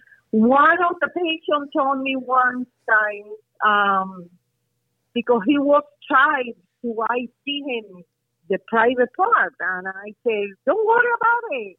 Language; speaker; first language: English; non-native, learner; Spanish